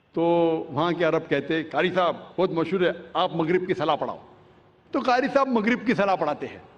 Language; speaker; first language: Urdu; non-native, local second language; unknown